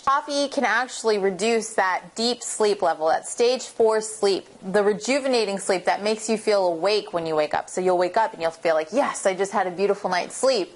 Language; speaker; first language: English; native; English